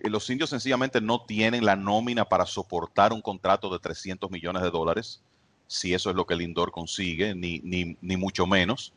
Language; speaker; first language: Spanish; native; Spanish